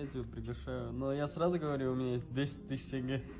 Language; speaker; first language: Russian; non-native, local second language; Kazakh